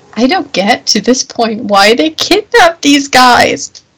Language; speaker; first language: English; non-native, fluent; German